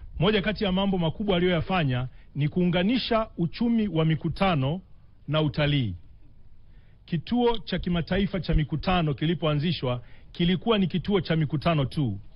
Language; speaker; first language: Swahili; native; Swahili